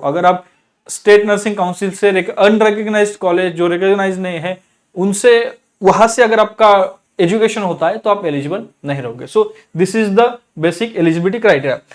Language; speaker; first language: Hindi; non-native, local second language; Marathi